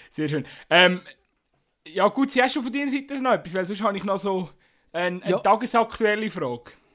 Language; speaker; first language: German; native; German